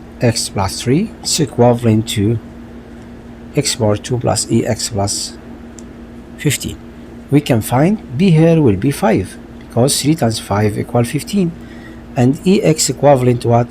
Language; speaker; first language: English; non-native, local second language; Arabic